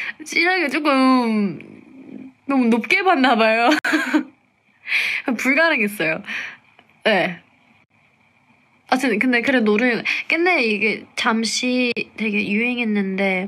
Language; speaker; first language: Korean; non-native, fluent; English